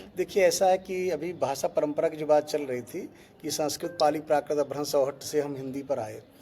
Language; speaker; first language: Hindi; native; Hindi